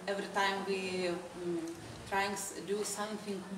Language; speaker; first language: English; non-native, learner; Lithuanian